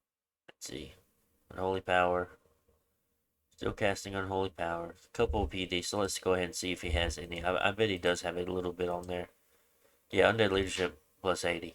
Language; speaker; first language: English; native; English